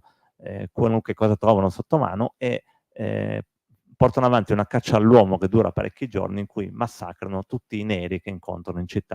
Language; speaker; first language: Italian; native; Italian